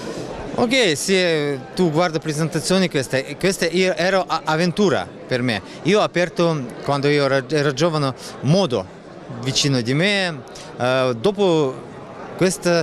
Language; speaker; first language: Italian; non-native, learner; Russian